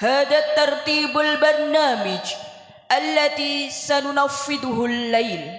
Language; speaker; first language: Arabic; non-native, learner; Indonesian